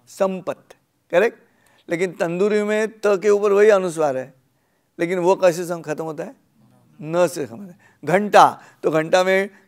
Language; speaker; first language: Hindi; non-native, local second language; Marathi